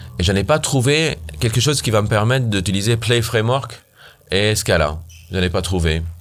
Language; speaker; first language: French; non-native, fluent; Arabic